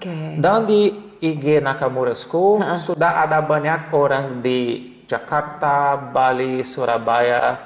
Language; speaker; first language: Indonesian; non-native, learner; Portuguese